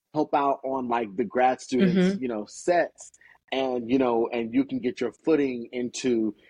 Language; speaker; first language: English; native; English